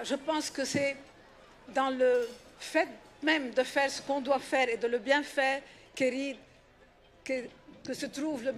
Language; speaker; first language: French; non-native, local second language; Arabic